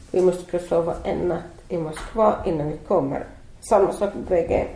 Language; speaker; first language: Swedish; non-native, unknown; Arabic